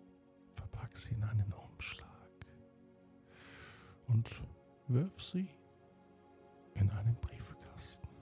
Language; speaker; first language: German; native; German